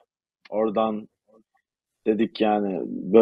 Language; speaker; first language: Turkish; early bilingual, heritage; Turkish